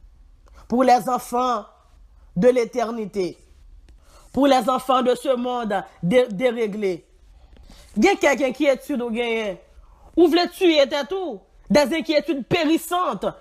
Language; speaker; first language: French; non-native, local second language; Haitian Creole